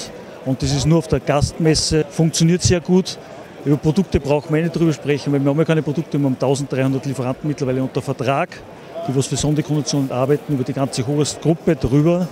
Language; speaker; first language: German; native; German